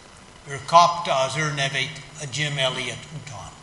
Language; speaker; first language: Hungarian; non-native, fluent; English